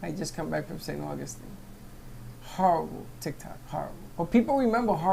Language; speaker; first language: English; native; English